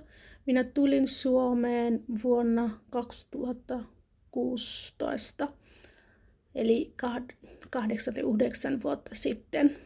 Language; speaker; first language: Finnish; non-native, learner; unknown